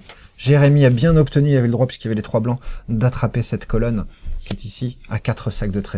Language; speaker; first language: French; native; French